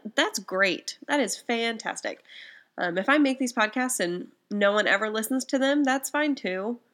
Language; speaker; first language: English; native; English